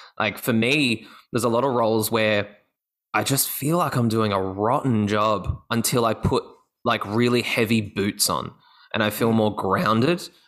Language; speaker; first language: English; native; English